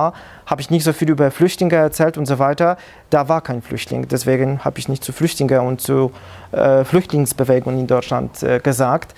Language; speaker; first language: German; non-native, fluent; Polish